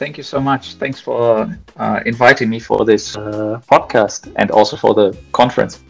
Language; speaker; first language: English; non-native, fluent; German